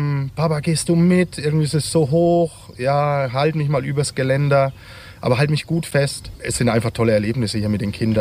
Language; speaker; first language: German; native; German